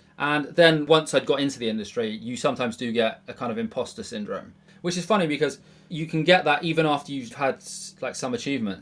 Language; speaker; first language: English; native; English